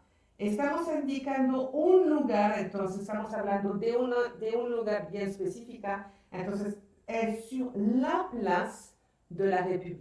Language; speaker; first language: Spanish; non-native, fluent; French